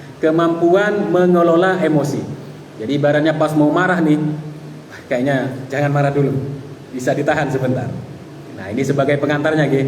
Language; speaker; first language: Indonesian; non-native, local second language; Madurese